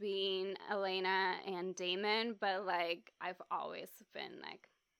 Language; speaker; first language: English; non-native, fluent; Russian